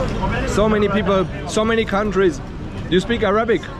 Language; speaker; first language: English; non-native, fluent; German